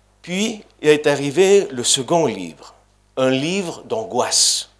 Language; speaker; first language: French; non-native, fluent; Greek